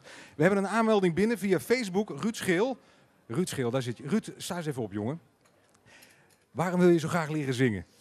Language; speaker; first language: Dutch; native; Dutch